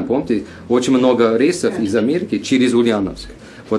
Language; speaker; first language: Russian; non-native, fluent; English